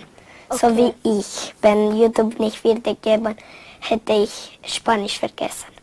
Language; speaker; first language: German; non-native, learner; Spanish